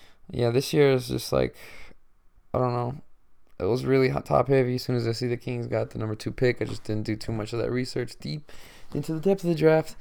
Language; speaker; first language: English; early bilingual, other home language; Spanish